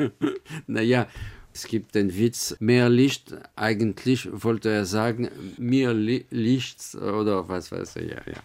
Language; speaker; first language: German; non-native, fluent; French